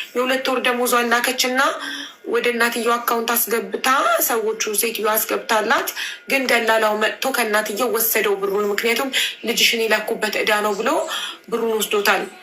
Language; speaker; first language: Amharic; native; Amharic